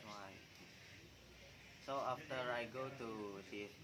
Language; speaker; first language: English; non-native, learner; Indonesian